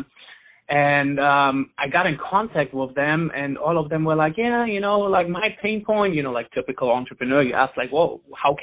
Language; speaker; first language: English; non-native, fluent; German